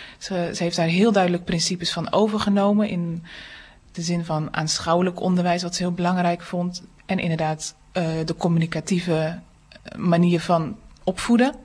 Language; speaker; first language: Dutch; native; Dutch